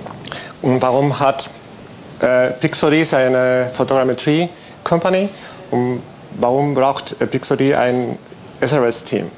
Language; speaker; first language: German; non-native, learner; Spanish